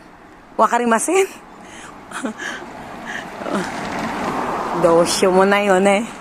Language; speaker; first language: Japanese; non-native, learner; Filipino